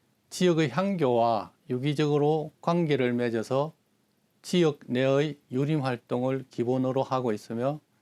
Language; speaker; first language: Korean; native; Korean